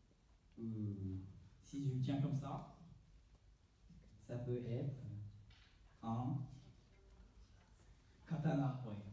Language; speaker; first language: French; non-native, fluent; Japanese